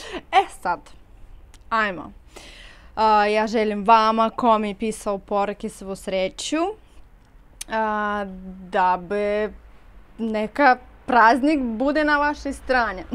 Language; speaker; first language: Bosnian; non-native, learner; Russian